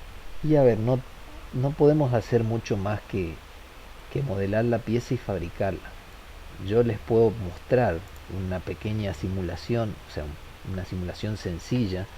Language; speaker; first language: Spanish; native; Spanish